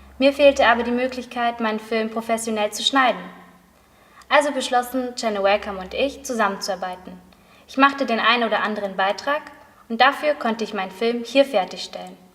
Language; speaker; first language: German; native; German